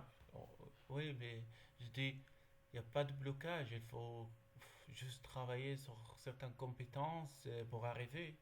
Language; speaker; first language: French; non-native, learner; Arabic